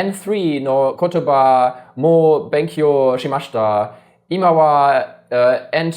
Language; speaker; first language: Japanese; non-native, learner; German